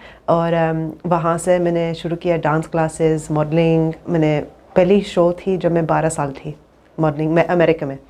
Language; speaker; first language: Hindi; early bilingual, heritage; English